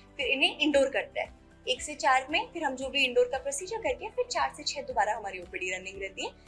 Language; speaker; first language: Hindi; non-native, local second language; Gujarati